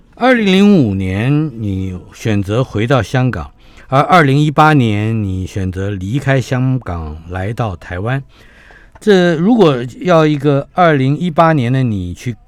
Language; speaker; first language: Chinese; native; Chinese